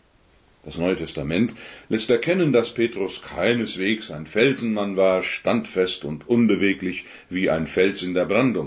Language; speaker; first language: German; native; German